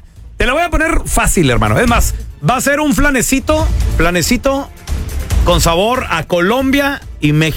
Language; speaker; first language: Spanish; native; Spanish